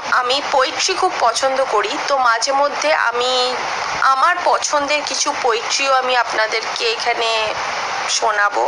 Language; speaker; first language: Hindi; non-native, local second language; Bangla